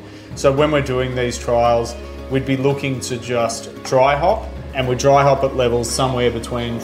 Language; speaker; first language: English; native; English